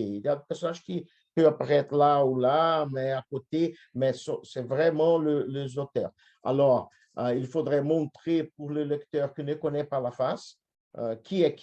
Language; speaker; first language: French; non-native, fluent; Portuguese